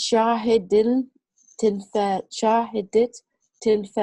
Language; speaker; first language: Arabic; non-native, learner; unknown